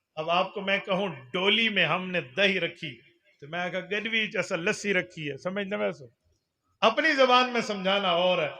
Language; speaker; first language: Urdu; non-native, local second language; Punjabi